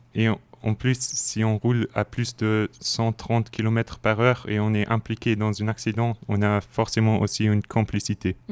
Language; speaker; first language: French; non-native, fluent; German